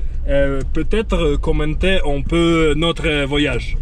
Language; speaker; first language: French; non-native, learner; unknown